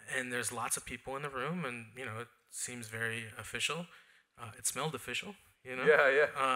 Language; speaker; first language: English; native; English